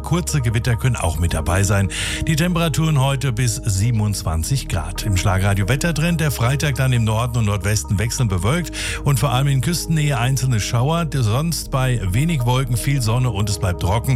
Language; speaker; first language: German; native; German